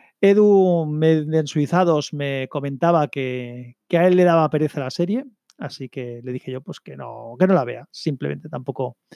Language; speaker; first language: Spanish; native; Spanish